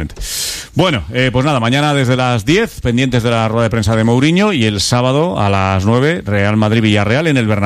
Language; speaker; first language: Spanish; native; Spanish